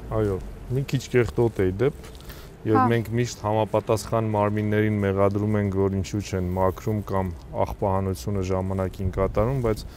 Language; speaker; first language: Armenian; native; Armenian